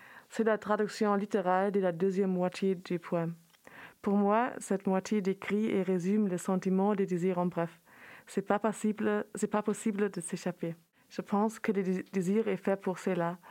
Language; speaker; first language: French; non-native, fluent; German